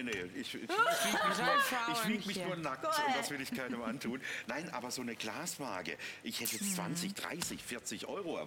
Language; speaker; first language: German; native; German